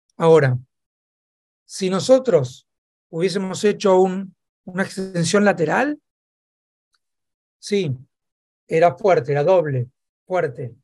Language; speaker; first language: Spanish; native; Spanish